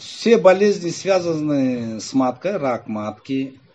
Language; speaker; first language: Russian; non-native, local second language; Kyrgyz